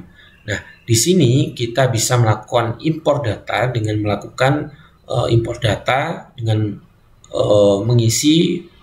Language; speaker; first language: Indonesian; native; Indonesian